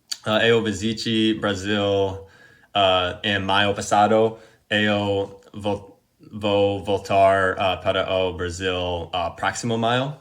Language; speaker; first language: Portuguese; non-native, learner; English